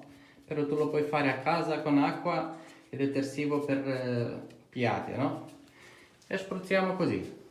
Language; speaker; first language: Italian; non-native, fluent; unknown